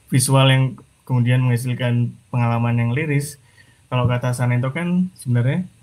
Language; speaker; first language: Indonesian; native; Indonesian